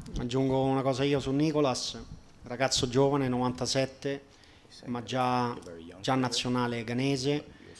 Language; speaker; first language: Italian; native; Italian